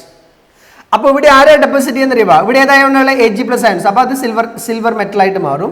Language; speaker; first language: Malayalam; native; Malayalam